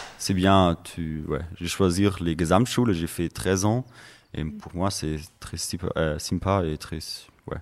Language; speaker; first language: French; non-native, learner; German